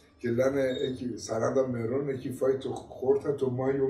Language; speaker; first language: Greek; non-native, learner; Persian